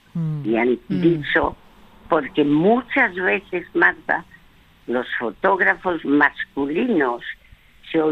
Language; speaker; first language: Spanish; early bilingual, other home language; French